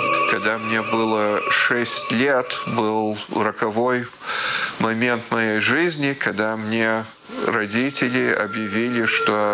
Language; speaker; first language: Russian; early bilingual, heritage; Russian